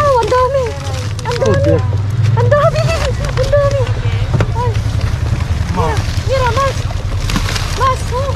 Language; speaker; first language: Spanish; non-native, learner; Filipino